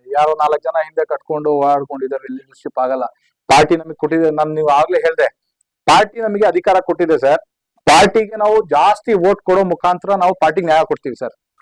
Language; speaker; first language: Kannada; non-native, local second language; Urdu